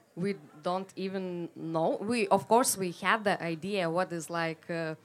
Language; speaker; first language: English; non-native, fluent; Lithuanian